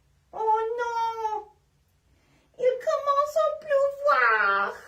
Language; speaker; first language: French; non-native, fluent; English